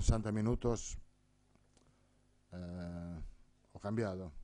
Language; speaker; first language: Spanish; non-native, fluent; Italian